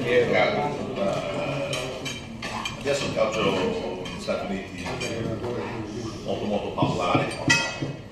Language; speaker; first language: Italian; non-native, learner; English